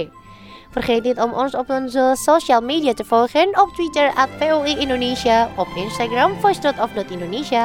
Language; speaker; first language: Dutch; non-native, fluent; Indonesian